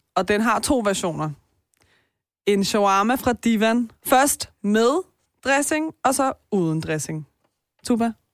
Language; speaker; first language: Danish; early bilingual, other home language; Persian